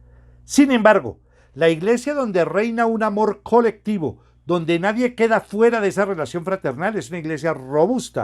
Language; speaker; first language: Spanish; native; Spanish